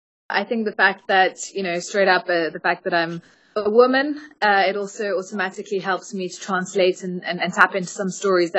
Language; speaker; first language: English; native; English